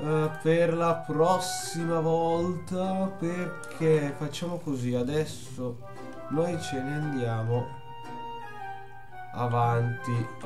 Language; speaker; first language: Italian; native; Italian